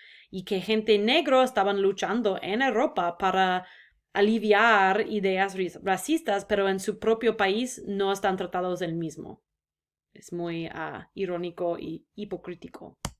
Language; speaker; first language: Spanish; non-native, fluent; English